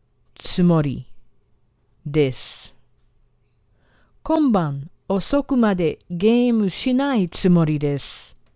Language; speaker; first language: Japanese; non-native, fluent; English